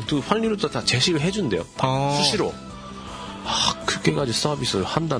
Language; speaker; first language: Korean; non-native, fluent; Japanese